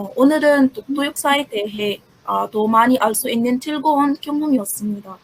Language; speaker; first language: Korean; non-native, fluent; Arabic